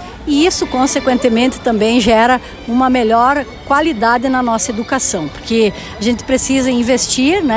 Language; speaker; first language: Portuguese; native; Portuguese